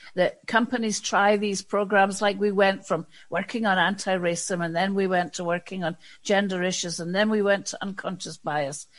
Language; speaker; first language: English; native; English